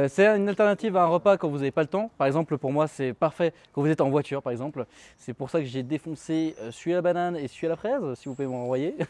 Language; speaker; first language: French; early bilingual, other home language; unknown